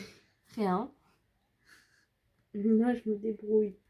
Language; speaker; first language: French; native; French